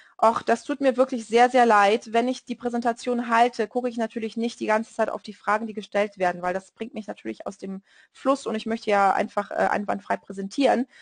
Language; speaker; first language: German; non-native, fluent; Portuguese